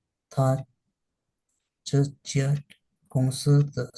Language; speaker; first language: Chinese; non-native, learner; Indonesian